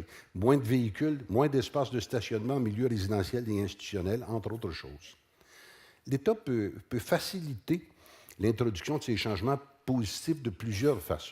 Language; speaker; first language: French; native; French